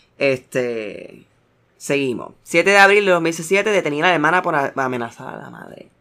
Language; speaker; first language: Spanish; early bilingual, heritage; Spanish